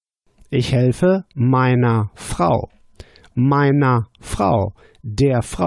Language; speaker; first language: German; non-native, fluent; English